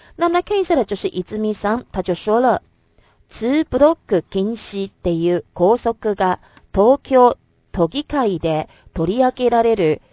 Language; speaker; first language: Japanese; non-native, fluent; Chinese